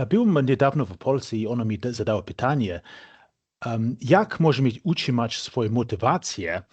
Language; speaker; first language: Polish; non-native, fluent; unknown